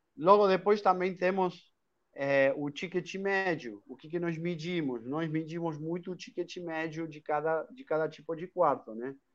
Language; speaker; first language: Portuguese; non-native, fluent; Spanish